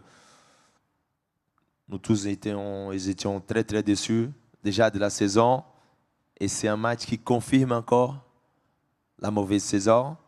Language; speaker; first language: French; non-native, fluent; Portuguese